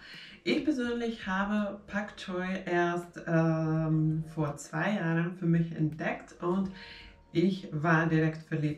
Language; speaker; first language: German; non-native, fluent; Finnish